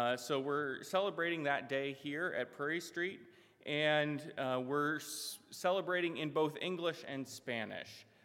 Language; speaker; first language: English; native; English